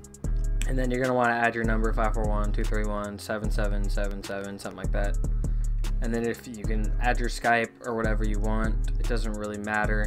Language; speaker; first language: English; native; English